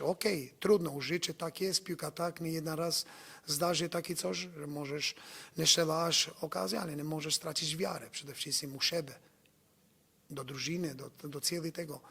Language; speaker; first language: Polish; non-native, learner; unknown